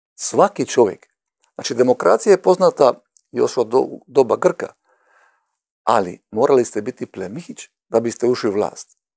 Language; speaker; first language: Croatian; native; Croatian